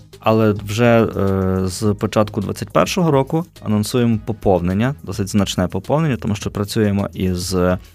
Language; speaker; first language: Ukrainian; native; Ukrainian